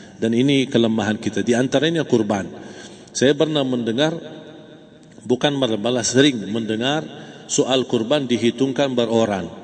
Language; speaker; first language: Malay; non-native, fluent; Arabic